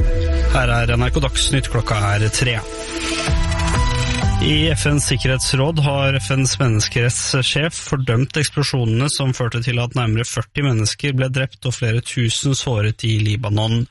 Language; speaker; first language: Norwegian; native; Norwegian